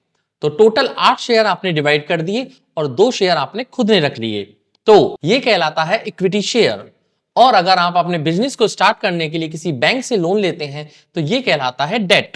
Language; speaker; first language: Hindi; native; Hindi